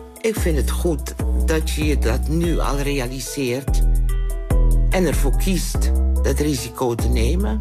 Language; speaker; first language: Dutch; non-native, local second language; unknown